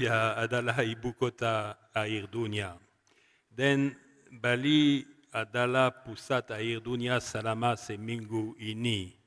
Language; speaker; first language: Indonesian; non-native, learner; French